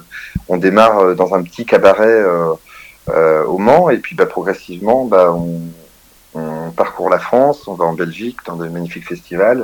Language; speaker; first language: French; native; French